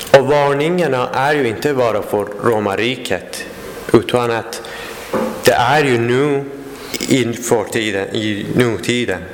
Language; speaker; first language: Swedish; non-native, fluent; Persian